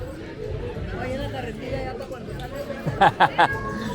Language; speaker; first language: Spanish; native; Spanish